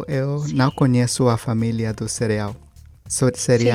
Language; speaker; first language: Portuguese; non-native, learner; Spanish